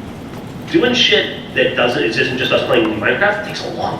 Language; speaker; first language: English; native; English